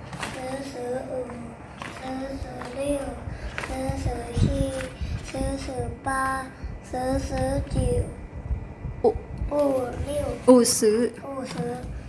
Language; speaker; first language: Chinese; non-native, learner; Thai